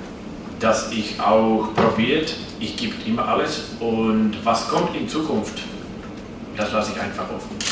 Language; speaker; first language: German; non-native, fluent; Slovak